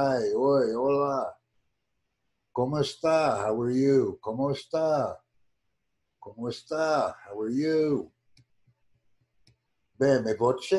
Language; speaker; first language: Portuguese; non-native, learner; English